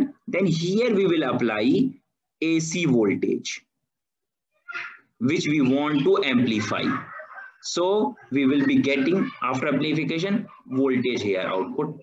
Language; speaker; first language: English; non-native, fluent; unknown